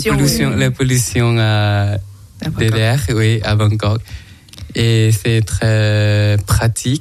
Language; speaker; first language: French; non-native, learner; Thai